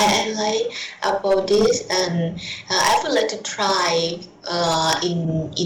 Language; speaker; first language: English; non-native, learner; Thai